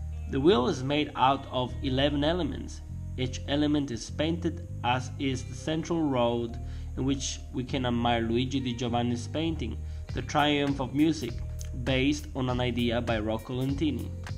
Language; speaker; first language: English; non-native, fluent; Italian